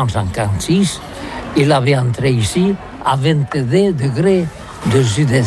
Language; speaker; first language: French; non-native, learner; Catalan